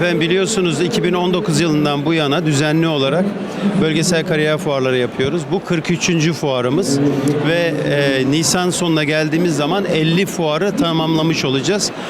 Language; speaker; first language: Turkish; native; Turkish